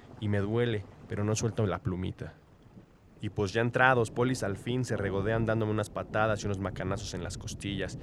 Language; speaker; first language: Spanish; native; Spanish